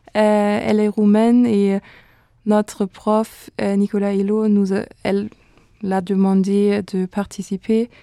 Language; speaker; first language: French; non-native, fluent; German